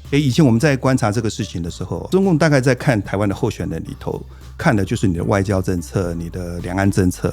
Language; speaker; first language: Chinese; native; Chinese